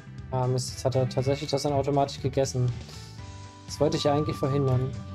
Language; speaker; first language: German; native; German